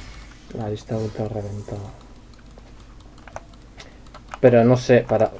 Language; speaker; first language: Spanish; native; Spanish